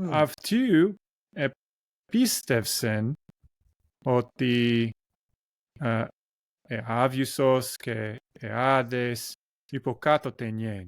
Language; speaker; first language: Greek; non-native, learner; English